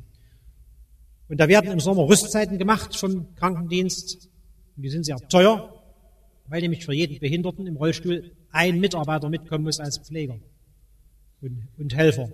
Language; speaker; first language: German; native; German